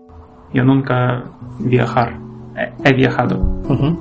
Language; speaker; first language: Spanish; non-native, learner; Ukrainian